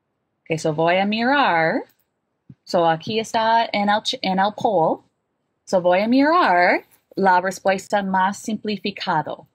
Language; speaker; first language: Spanish; non-native, fluent; English